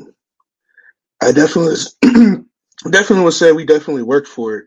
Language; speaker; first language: English; native; English